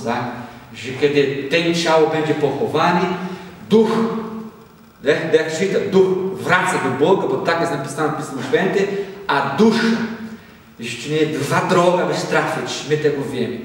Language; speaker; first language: Polish; non-native, learner; Portuguese